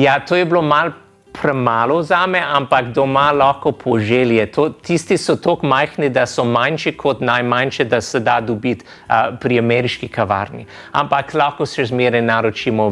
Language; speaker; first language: Slovenian; non-native, fluent; English